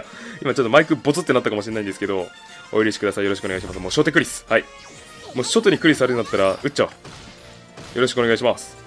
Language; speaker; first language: Japanese; native; Japanese